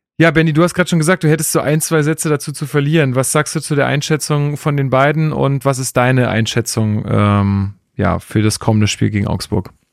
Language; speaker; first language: German; native; German